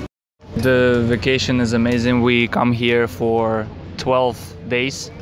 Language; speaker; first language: English; non-native, learner; Russian